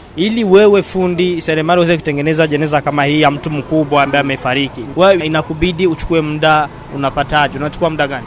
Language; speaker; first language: Swahili; non-native, local second language; Rundi